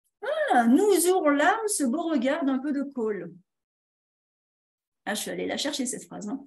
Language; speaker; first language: French; native; French